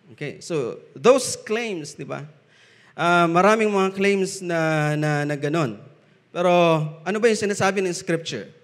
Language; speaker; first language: Filipino; non-native, local second language; Bikol